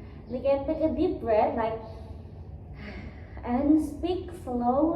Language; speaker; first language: English; non-native, learner; Indonesian